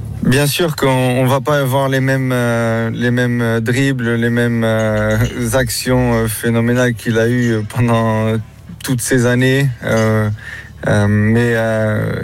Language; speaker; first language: French; native; French